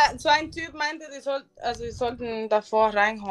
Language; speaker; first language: German; non-native, learner; Spanish